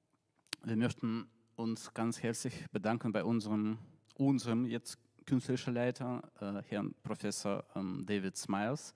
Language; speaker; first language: German; non-native, fluent; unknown